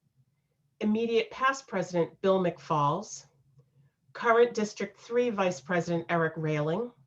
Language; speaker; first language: English; native; English